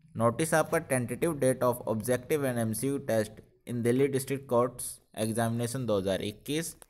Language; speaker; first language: Hindi; native; Hindi